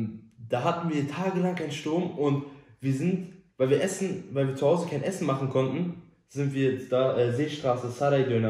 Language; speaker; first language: German; early bilingual, other home language; Turkish